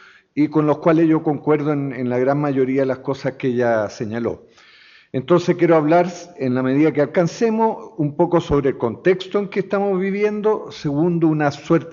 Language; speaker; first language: Spanish; native; Spanish